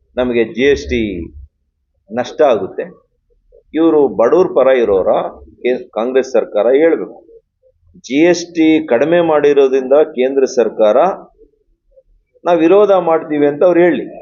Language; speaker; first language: Kannada; native; Kannada